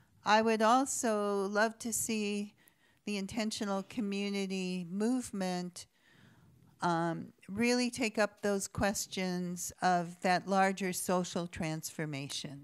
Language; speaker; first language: English; native; English